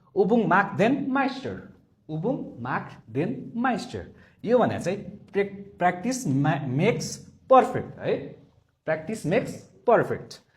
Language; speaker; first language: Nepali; native; Nepali